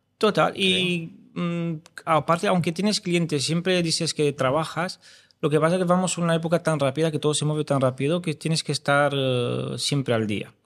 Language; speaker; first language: Spanish; non-native, fluent; Romanian